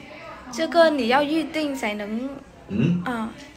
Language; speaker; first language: Chinese; non-native, fluent; Vietnamese